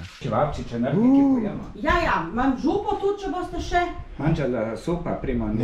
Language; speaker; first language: Italian; non-native, learner; Korean